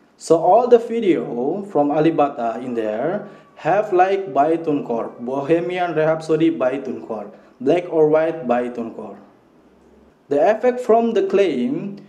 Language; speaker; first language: English; non-native, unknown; Indonesian